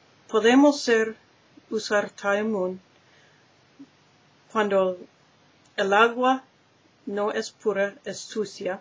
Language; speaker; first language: Spanish; non-native, learner; English